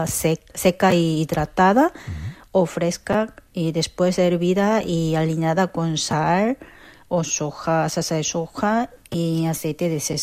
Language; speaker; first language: Spanish; non-native, fluent; Korean